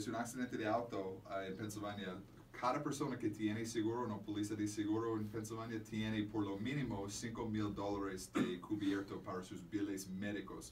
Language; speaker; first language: Spanish; non-native, fluent; English